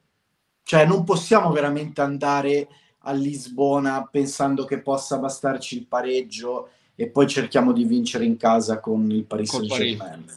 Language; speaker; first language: Italian; native; Italian